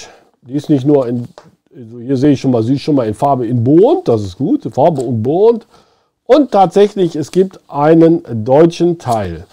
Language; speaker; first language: German; native; German